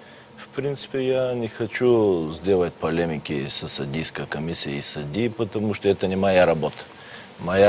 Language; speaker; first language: Russian; non-native, learner; Bulgarian